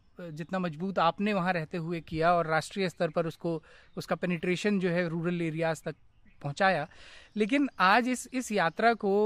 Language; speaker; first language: Hindi; native; Hindi